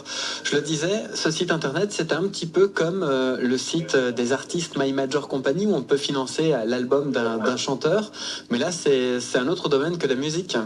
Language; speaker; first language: French; native; French